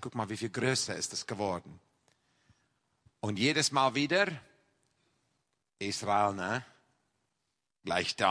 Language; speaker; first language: German; non-native, fluent; English